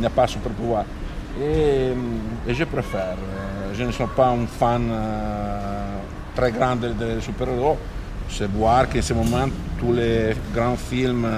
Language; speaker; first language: French; non-native, fluent; Italian